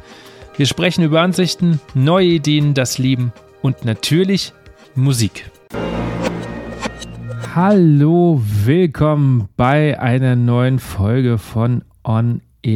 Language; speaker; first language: German; native; German